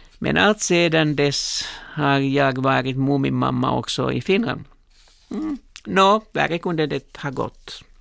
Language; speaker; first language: Swedish; non-native, local second language; Finnish